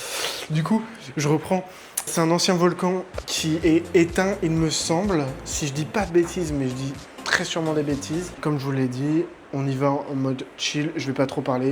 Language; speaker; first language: French; native; French